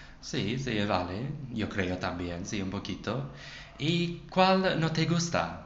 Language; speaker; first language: Spanish; non-native, learner; English